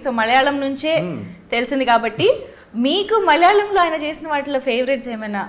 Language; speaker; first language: Telugu; native; Telugu